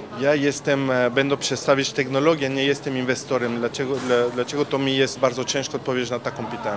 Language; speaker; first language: Polish; non-native, learner; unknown